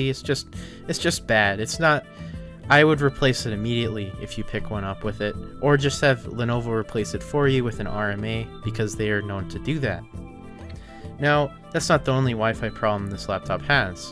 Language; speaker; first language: English; native; English